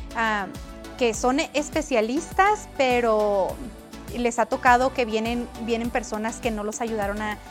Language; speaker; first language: Spanish; native; Spanish